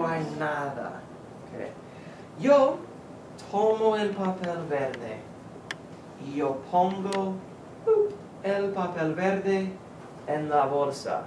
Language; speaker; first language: Spanish; non-native, fluent; English